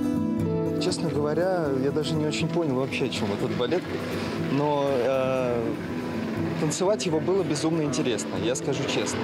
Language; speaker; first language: Russian; native; Russian